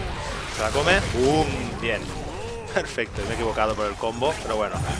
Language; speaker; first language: Spanish; native; Spanish